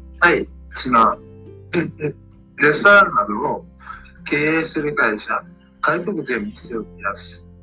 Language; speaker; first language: Japanese; non-native, learner; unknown